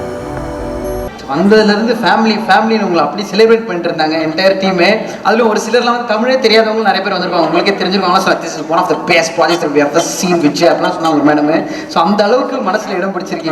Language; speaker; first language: Tamil; native; Tamil